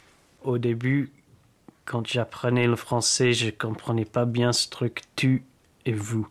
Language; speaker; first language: French; non-native, fluent; English